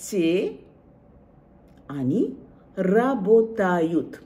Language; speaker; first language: Russian; non-native, fluent; Bangla